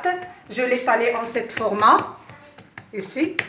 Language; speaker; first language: French; non-native, local second language; Arabic